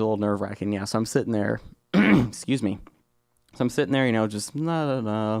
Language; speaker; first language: English; native; English